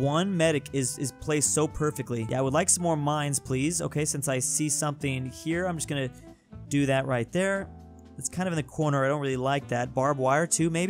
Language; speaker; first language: English; native; English